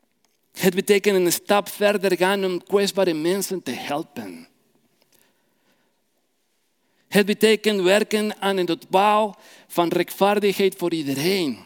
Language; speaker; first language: Dutch; non-native, fluent; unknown